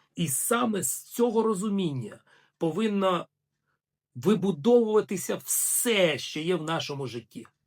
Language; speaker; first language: Ukrainian; non-native, local second language; Russian